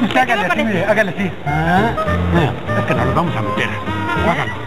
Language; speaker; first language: Spanish; native; Spanish